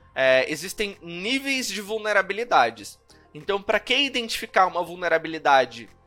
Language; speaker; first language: Portuguese; native; Portuguese